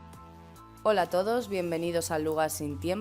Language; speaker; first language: Spanish; native; Spanish